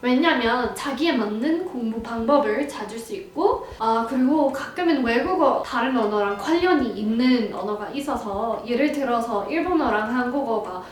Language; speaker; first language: Korean; non-native, fluent; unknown